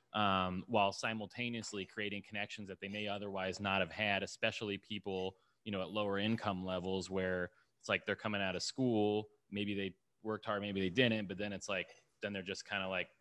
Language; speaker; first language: English; native; English